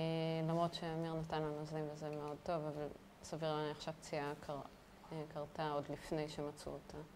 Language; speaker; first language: Hebrew; native; Hebrew